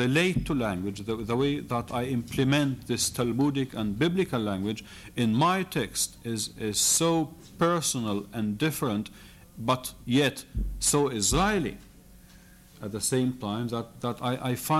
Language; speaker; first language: English; non-native, fluent; Arabic